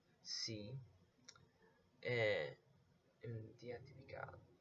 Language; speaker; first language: Spanish; non-native, learner; English